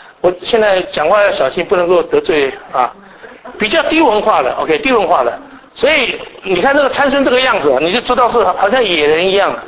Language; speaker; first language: Chinese; native; Chinese